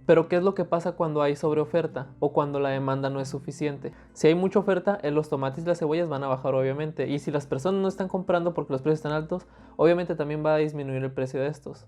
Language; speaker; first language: Spanish; native; Spanish